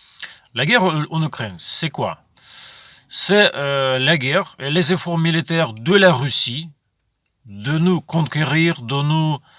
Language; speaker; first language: French; non-native, fluent; Ukrainian